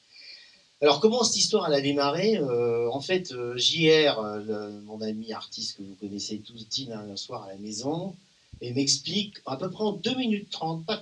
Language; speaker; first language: French; native; French